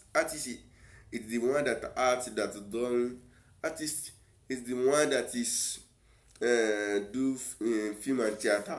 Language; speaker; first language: English; non-native, local second language; Yoruba